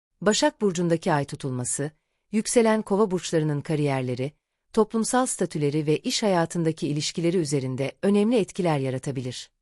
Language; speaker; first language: Turkish; native; Turkish